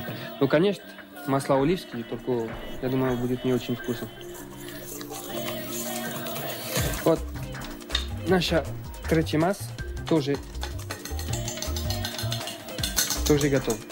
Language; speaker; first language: Russian; non-native, learner; French